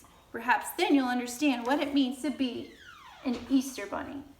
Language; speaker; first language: English; native; English